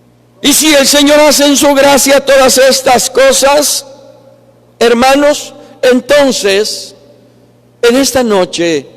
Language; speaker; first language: Spanish; native; Spanish